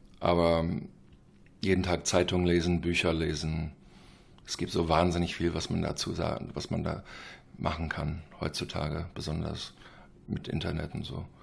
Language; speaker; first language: German; non-native, fluent; English